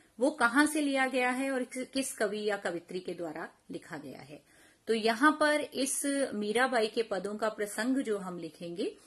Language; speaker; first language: Hindi; non-native, local second language; Punjabi